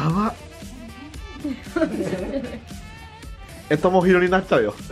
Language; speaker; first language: Japanese; non-native, fluent; Indonesian